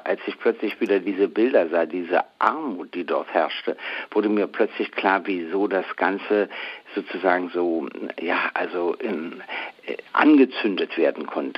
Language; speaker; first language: German; native; German